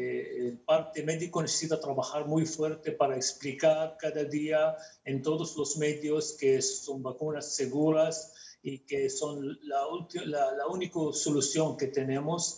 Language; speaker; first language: Spanish; non-native, fluent; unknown